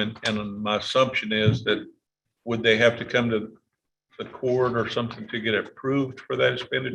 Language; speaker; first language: English; native; English